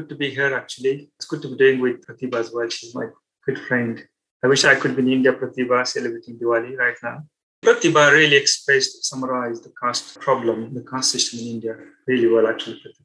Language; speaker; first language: English; non-native, local second language; Marathi